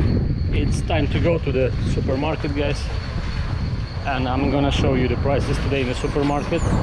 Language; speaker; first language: English; non-native, fluent; Russian